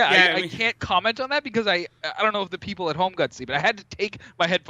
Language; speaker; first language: English; native; English